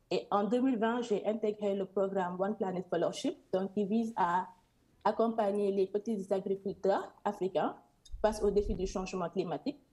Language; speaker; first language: French; non-native, local second language; Serer